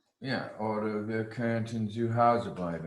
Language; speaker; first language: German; non-native, fluent; English